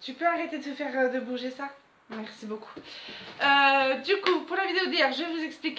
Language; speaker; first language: French; native; French